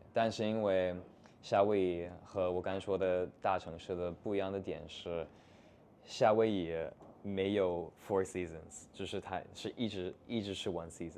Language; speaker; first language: Chinese; non-native, fluent; English